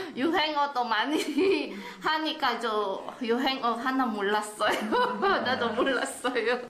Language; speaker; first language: Korean; non-native, fluent; Indonesian